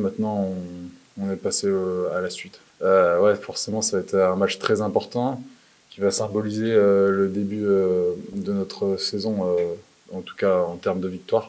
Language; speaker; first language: French; native; French